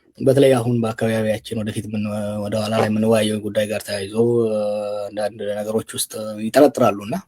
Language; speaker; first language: Amharic; non-native, local second language; Oromo